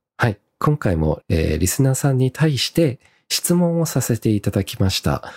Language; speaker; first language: Japanese; early bilingual, heritage; Japanese